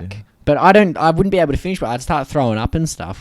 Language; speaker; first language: English; native; English